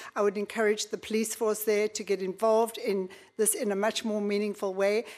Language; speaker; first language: English; native; English